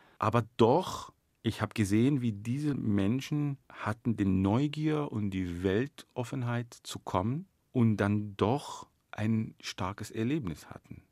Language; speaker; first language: German; non-native, fluent; Arabic